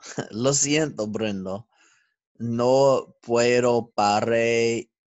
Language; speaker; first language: Spanish; non-native, learner; English